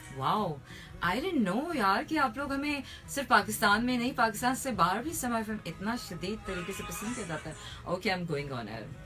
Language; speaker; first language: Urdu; native; Urdu